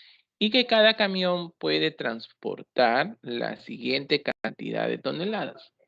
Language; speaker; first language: Spanish; native; Spanish